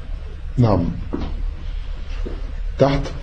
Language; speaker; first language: Arabic; non-native, fluent; French